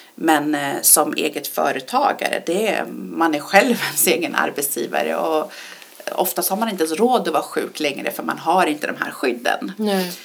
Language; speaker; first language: Swedish; early bilingual, other home language; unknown